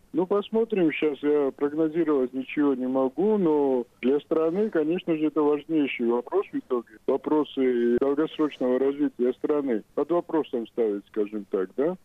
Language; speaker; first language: Russian; non-native, local second language; Georgian